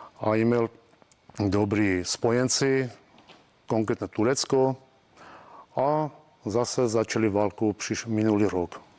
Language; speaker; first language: Czech; non-native, fluent; Armenian